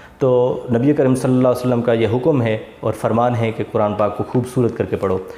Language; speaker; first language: Urdu; non-native, local second language; Sindhi